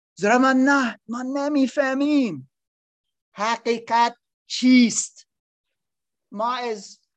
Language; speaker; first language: Persian; non-native, learner; English